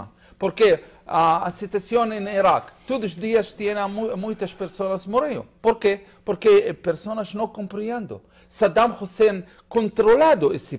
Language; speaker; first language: Spanish; non-native, learner; Hebrew